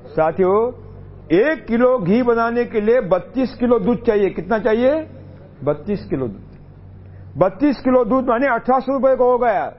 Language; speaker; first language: Hindi; non-native, local second language; Marathi